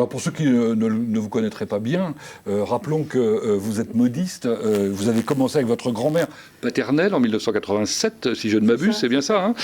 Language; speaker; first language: French; native; French